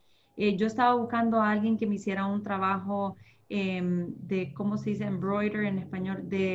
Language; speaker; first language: Spanish; early bilingual, heritage; Spanish